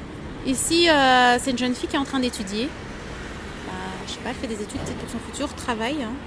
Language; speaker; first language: French; native; French